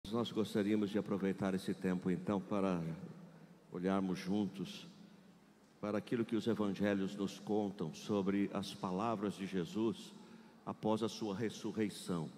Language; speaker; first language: Portuguese; native; Portuguese